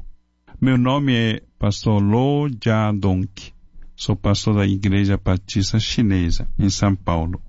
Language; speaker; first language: Portuguese; non-native, fluent; Chinese